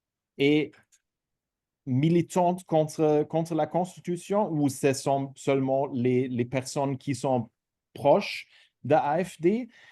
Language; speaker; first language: French; non-native, fluent; German